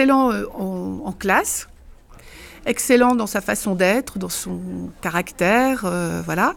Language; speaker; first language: French; native; French